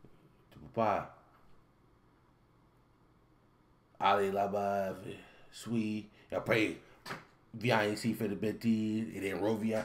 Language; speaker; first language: French; non-native, learner; English